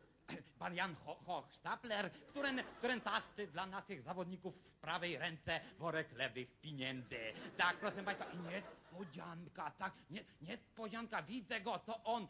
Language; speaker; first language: Polish; native; Polish